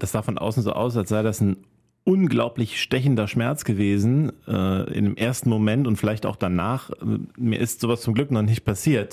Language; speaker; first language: German; native; German